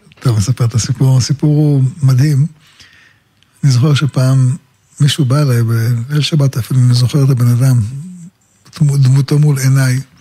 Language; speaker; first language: Hebrew; native; Hebrew